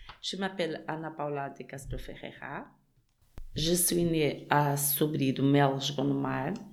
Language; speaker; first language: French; non-native, learner; Portuguese